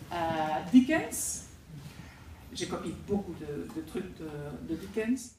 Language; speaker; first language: French; non-native, fluent; Spanish